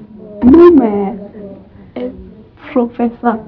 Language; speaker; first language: French; non-native, learner; English